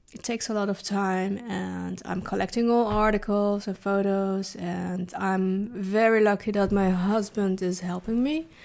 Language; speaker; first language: English; early bilingual, other home language; Dutch